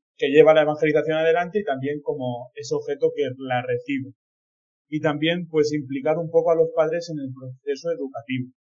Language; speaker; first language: Spanish; native; Spanish